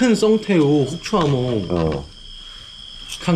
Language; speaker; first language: Thai; non-native, learner; Korean